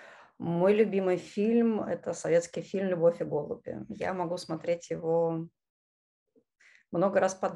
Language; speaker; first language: Russian; native; Russian